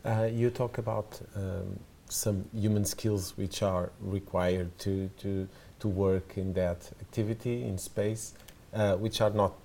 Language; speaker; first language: English; non-native, fluent; Portuguese